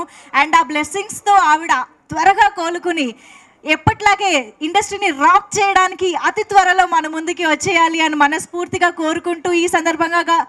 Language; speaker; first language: Telugu; native; Telugu